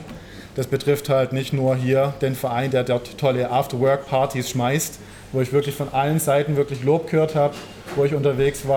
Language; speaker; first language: German; native; German